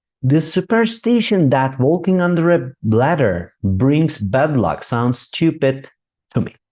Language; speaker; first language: English; non-native, fluent; Turkish